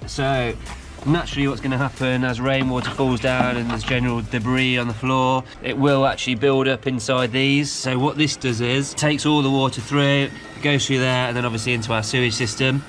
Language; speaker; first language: English; native; English